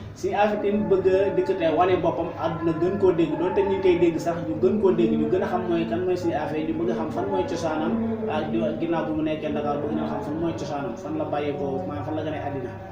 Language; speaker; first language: Wolof; native; Wolof